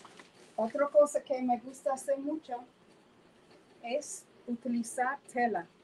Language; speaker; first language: Spanish; non-native, fluent; English